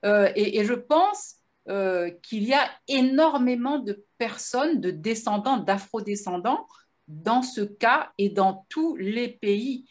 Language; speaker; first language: French; native; French